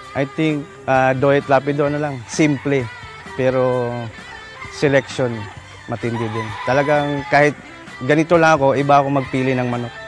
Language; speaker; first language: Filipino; non-native, local second language; Cebuano